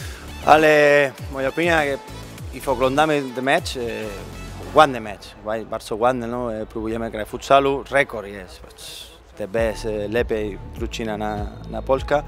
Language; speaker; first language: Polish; non-native, learner; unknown